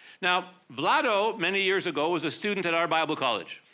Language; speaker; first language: English; native; English